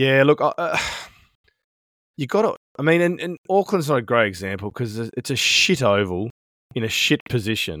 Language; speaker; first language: English; native; English